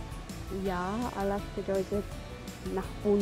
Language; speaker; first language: German; non-native, fluent; Finnish